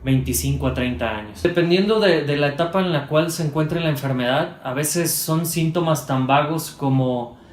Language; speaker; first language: Spanish; native; Spanish